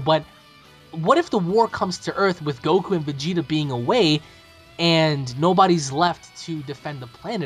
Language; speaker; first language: English; native; English